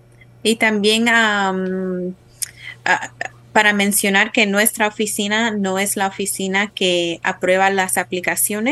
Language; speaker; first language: Spanish; early bilingual, heritage; Spanish